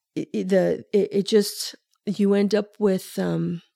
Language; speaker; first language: English; early bilingual, other home language; Spanish